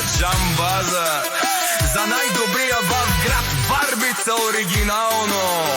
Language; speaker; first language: Bulgarian; non-native, local second language; Romany